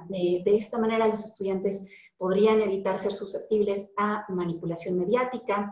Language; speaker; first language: Spanish; native; Spanish